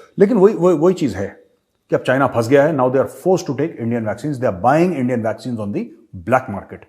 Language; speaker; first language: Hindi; native; Hindi